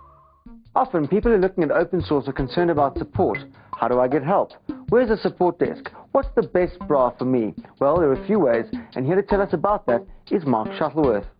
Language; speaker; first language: English; native; English